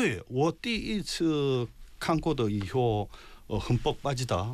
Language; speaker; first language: Chinese; non-native, learner; Korean